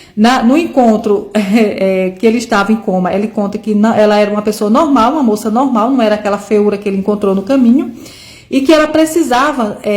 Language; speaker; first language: Portuguese; native; Portuguese